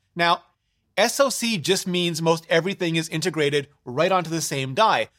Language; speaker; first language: English; native; English